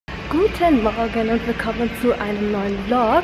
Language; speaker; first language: German; native; German